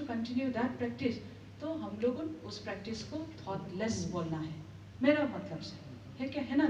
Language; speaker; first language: Hindi; non-native, local second language; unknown